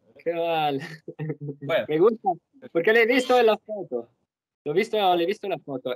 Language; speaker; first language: Spanish; non-native, learner; Italian